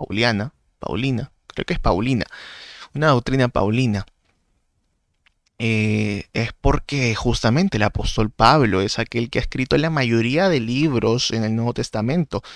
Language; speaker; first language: Spanish; native; Spanish